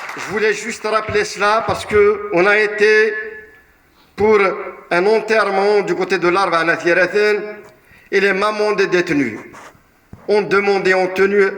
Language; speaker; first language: French; non-native, local second language; Kabyle